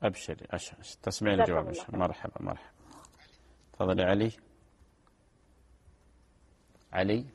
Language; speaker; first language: Arabic; native; Arabic